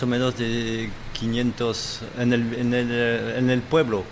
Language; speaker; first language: Spanish; non-native, fluent; French